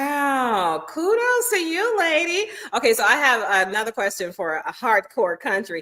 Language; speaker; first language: English; native; English